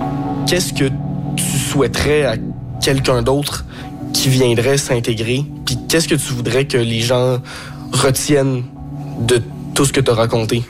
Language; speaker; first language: French; native; French